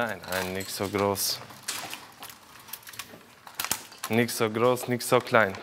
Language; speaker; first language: German; non-native, learner; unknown